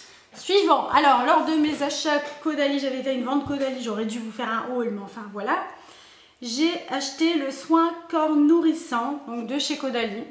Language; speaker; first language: French; native; French